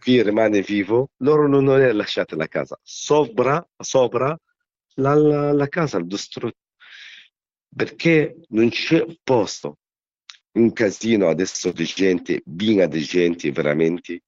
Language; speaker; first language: Italian; non-native, learner; Arabic